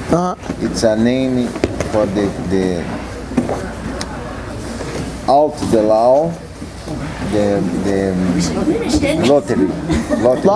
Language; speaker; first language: English; non-native, learner; Portuguese